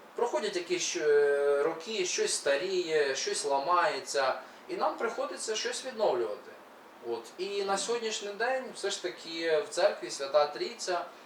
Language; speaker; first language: Ukrainian; native; Ukrainian